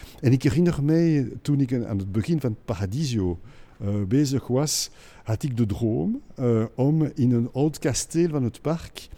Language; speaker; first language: Dutch; non-native, local second language; French